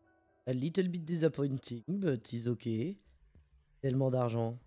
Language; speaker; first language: English; non-native, learner; French